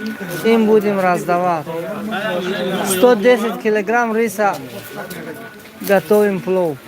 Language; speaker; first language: Russian; non-native, learner; Tajik